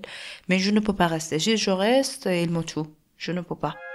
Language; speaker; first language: French; non-native, learner; Persian